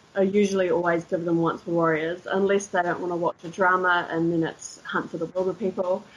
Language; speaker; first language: English; native; English